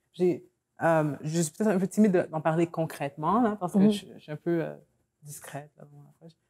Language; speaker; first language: French; native; French